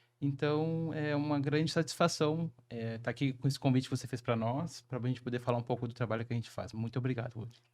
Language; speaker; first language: Portuguese; native; Portuguese